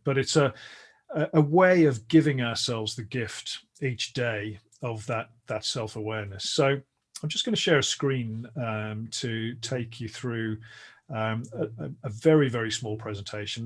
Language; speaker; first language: English; native; English